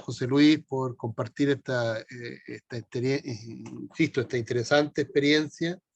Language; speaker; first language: Spanish; native; Spanish